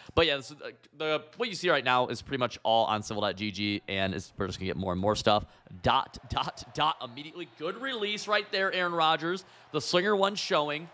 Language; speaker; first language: English; native; English